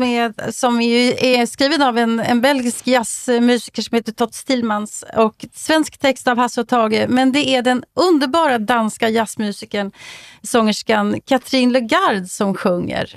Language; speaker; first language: Swedish; native; Swedish